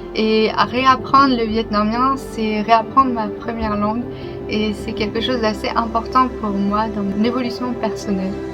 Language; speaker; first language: French; early bilingual, other home language; Vietnamese